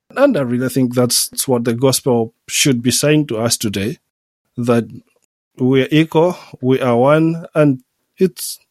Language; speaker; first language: English; non-native, local second language; Nyanja